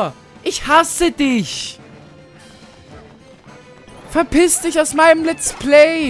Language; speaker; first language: German; native; German